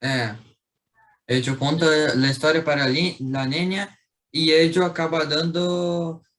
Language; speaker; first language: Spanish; non-native, learner; Portuguese